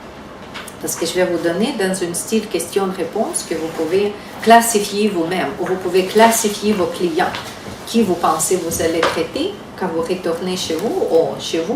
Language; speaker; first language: French; non-native, fluent; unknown